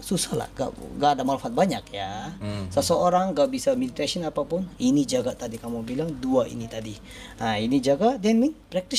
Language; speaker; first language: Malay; non-native, learner; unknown